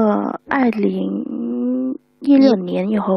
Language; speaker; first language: Chinese; non-native, learner; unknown